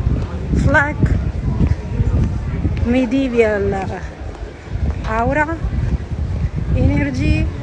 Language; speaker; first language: English; non-native, learner; Italian